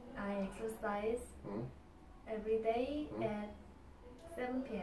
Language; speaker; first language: English; non-native, learner; Korean